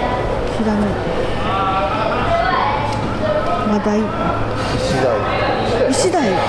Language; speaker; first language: Japanese; native; Japanese